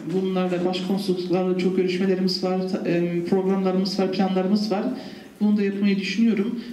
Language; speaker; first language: Turkish; early bilingual, heritage; Turkish